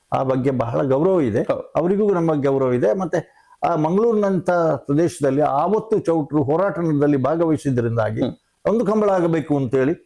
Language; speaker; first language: Kannada; non-native, local second language; Tulu